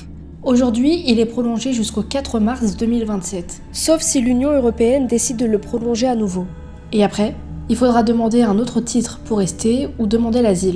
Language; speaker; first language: French; native; French